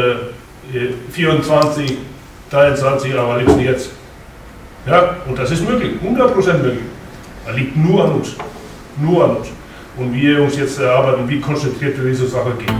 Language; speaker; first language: German; non-native, fluent; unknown